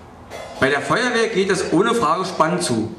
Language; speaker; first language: German; native; German